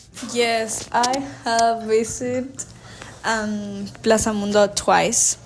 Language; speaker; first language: English; non-native, learner; Spanish